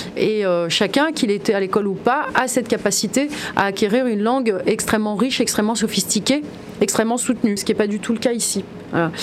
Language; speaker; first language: French; early bilingual, other home language; Kabyle